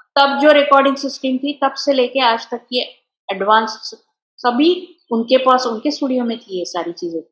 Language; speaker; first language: Hindi; non-native, local second language; Marathi